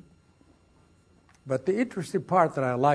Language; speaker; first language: English; non-native, fluent; Greek